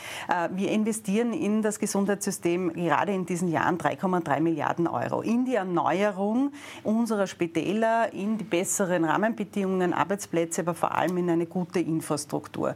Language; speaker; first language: German; native; German